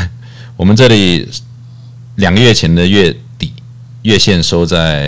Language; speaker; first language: Chinese; native; Chinese